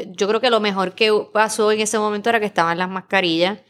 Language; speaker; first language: Spanish; native; Spanish